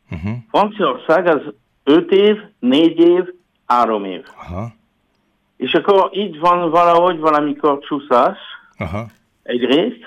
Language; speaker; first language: Hungarian; non-native, learner; French